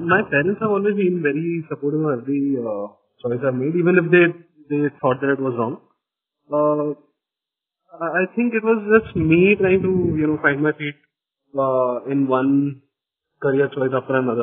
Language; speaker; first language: English; non-native, local second language; Marathi